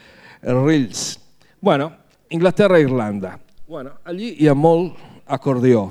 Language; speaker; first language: Catalan; non-native, fluent; Italian